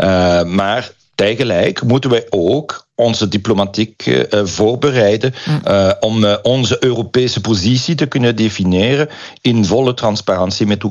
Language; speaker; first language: Dutch; non-native, local second language; French